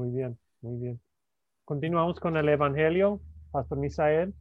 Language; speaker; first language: Spanish; non-native, fluent; English